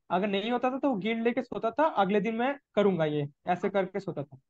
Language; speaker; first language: Hindi; non-native, local second language; Bangla